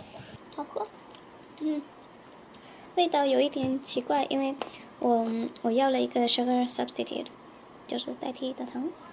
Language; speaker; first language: Chinese; early bilingual, heritage; Chinese